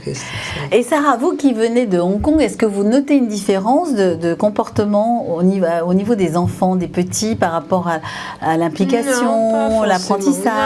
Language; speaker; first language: French; native; French